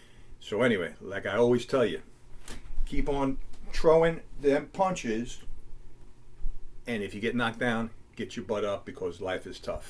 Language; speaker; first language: English; native; English